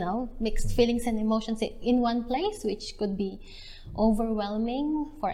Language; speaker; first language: English; non-native, local second language; Filipino